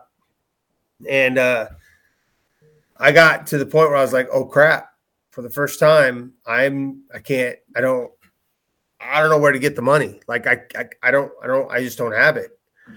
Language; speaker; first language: English; native; English